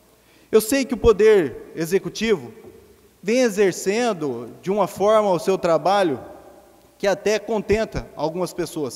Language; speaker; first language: Portuguese; native; Portuguese